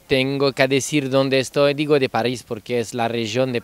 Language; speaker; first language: Spanish; non-native, fluent; French